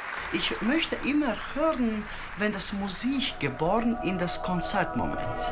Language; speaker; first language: German; non-native, learner; Latvian